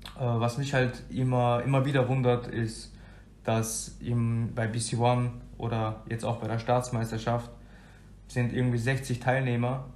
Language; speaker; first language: German; early bilingual, other home language; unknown